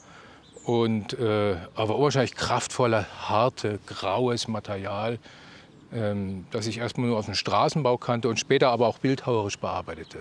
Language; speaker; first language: German; native; German